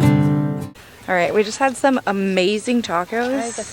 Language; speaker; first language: English; native; English